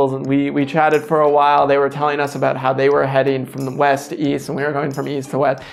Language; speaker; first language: English; native; English